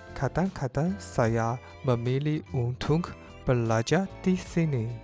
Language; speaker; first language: Malay; non-native, learner; Chinese